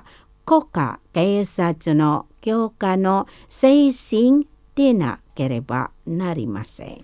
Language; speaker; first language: Japanese; non-native, learner; Indonesian